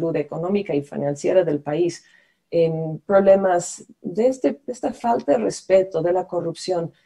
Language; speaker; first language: Spanish; non-native, fluent; English